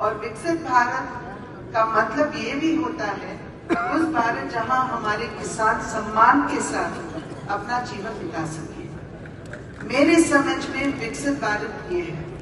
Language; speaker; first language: Hindi; non-native, local second language; Telugu